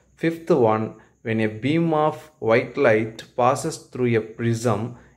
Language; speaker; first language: English; non-native, local second language; Tamil